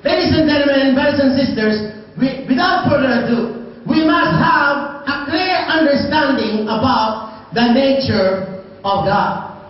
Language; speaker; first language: English; non-native, local second language; Filipino